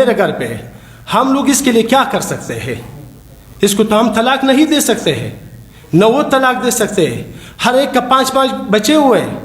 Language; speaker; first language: Urdu; non-native, local second language; Pashto